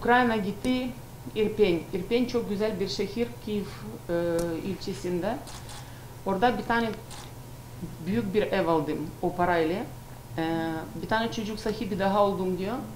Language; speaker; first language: Turkish; non-native, learner; Ukrainian